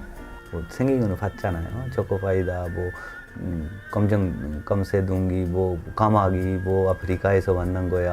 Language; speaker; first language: Korean; non-native, learner; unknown